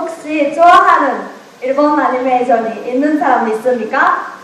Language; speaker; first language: Korean; non-native, learner; Japanese